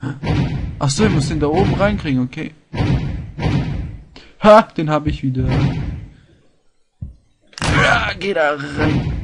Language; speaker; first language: German; native; German